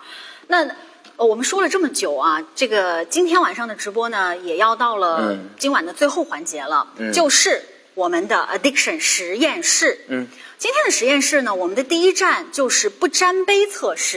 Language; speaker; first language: Chinese; native; Chinese